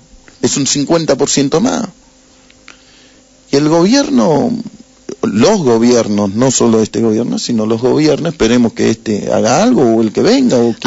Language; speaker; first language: Spanish; native; Spanish